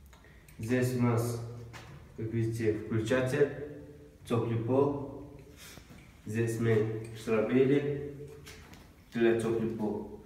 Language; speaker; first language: Russian; non-native, local second language; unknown